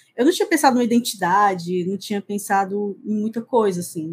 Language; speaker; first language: Portuguese; native; Portuguese